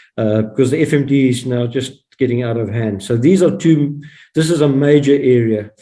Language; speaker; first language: English; non-native, local second language; Afrikaans